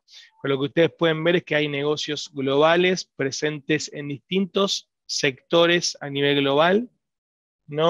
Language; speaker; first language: Spanish; native; Spanish